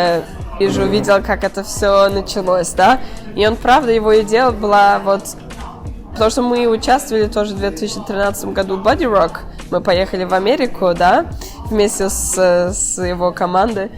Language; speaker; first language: Russian; early bilingual, heritage; Russian